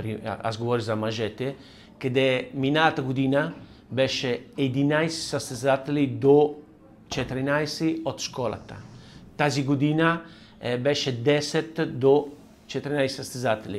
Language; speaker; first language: Bulgarian; non-native, learner; Italian